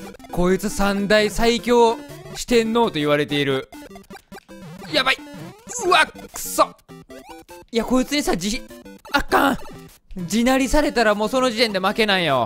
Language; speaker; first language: Japanese; native; Japanese